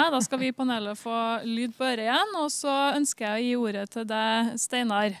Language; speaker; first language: Norwegian; native; Norwegian